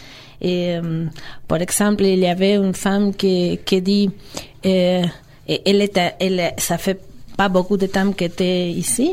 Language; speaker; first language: French; non-native, fluent; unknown